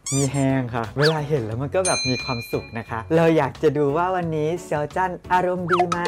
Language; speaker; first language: Thai; non-native, local second language; Northeastern Thai